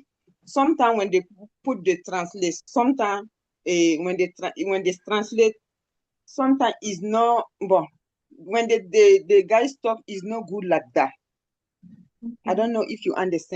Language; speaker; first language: English; non-native, learner; French